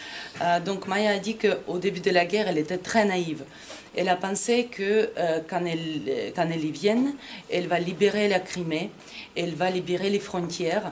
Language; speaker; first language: French; non-native, fluent; Ukrainian